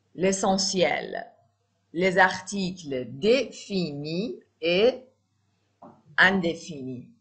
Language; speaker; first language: French; non-native, fluent; Persian